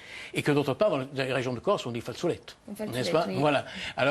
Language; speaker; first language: French; native; French